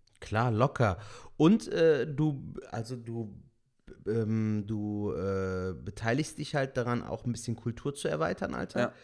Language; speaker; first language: German; early bilingual, other home language; Turkish